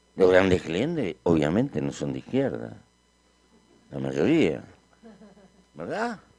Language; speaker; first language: Spanish; native; Spanish